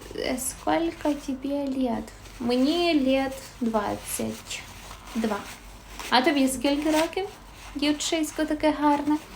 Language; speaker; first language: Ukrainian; native; Ukrainian